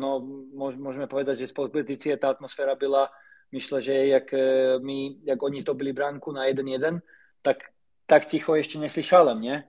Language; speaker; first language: Polish; non-native, learner; Slovak